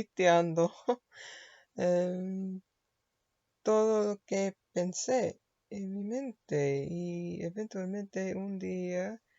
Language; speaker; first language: Spanish; non-native, learner; English